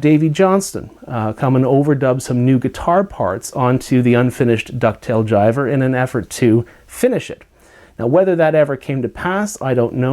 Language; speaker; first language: English; native; English